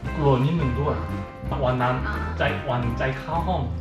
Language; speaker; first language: Thai; non-native, learner; Korean